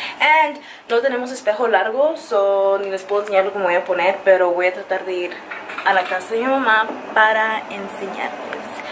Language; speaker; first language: Spanish; early bilingual, heritage; Spanish